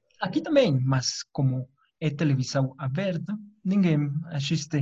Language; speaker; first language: Portuguese; non-native, fluent; Spanish